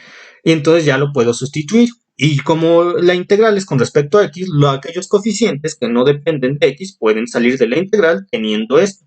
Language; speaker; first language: Spanish; native; Spanish